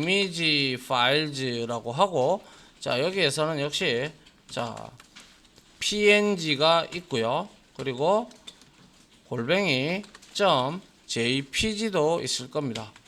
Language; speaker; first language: Korean; native; Korean